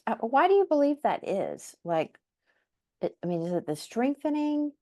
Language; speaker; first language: English; native; English